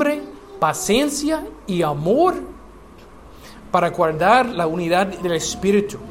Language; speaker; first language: Spanish; non-native, learner; English